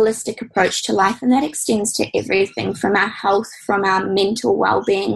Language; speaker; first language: English; native; English